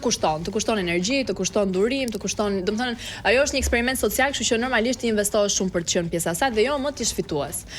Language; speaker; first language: Albanian; native; Albanian